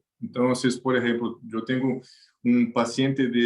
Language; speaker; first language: Spanish; non-native, learner; Portuguese